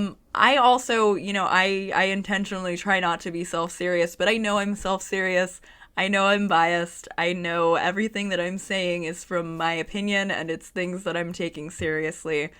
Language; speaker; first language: English; native; English